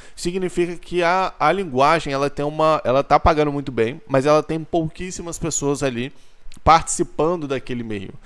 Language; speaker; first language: Portuguese; native; Portuguese